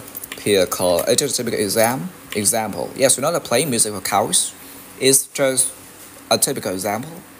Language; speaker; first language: English; non-native, fluent; Vietnamese